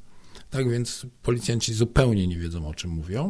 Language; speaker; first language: Polish; native; Polish